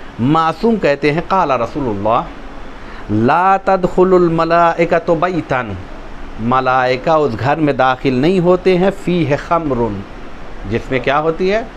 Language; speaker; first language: Urdu; native; Urdu